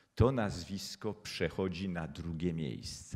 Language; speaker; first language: Polish; native; Polish